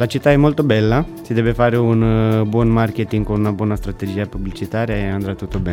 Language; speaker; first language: Italian; non-native, fluent; Romanian